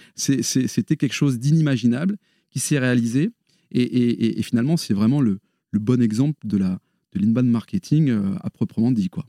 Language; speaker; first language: French; native; French